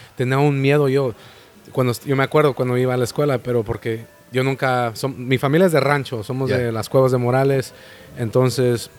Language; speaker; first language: Spanish; native; Spanish